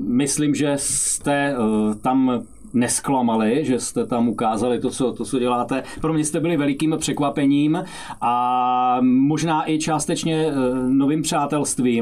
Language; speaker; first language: Czech; native; Czech